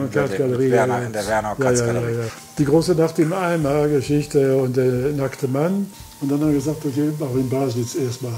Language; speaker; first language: German; non-native, fluent; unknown